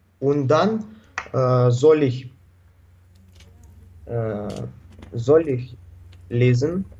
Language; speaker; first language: German; non-native, learner; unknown